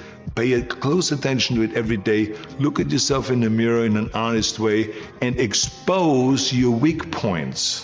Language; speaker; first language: English; non-native, fluent; German